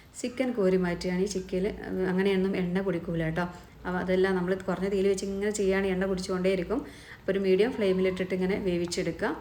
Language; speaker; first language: Malayalam; native; Malayalam